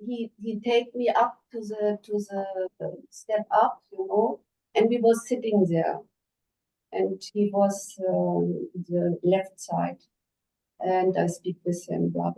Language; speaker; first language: English; non-native, learner; German